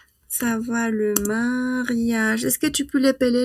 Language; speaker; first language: French; non-native, fluent; Spanish